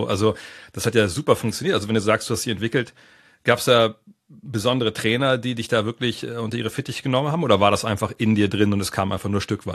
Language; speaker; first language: German; native; German